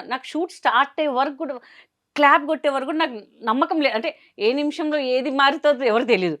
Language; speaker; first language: Telugu; non-native, fluent; Hindi